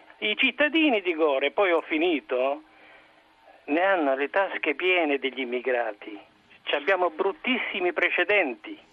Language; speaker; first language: Italian; native; Italian